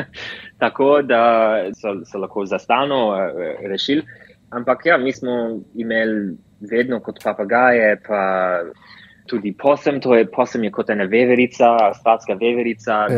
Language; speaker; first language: Slovenian; early bilingual, heritage; English